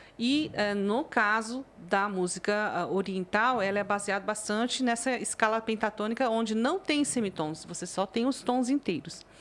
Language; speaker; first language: Portuguese; early bilingual, other home language; Chinese